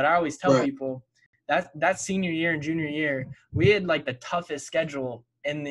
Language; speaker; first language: English; native; English